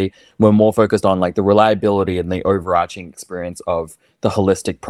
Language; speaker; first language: English; native; English